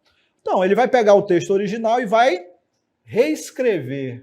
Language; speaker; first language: Portuguese; native; Portuguese